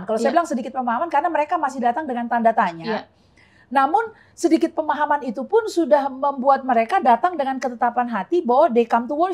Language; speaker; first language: Indonesian; native; Indonesian